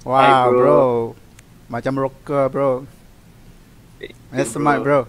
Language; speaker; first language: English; non-native, local second language; Malay